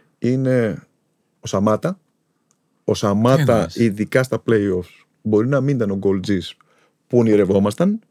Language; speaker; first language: Greek; native; Greek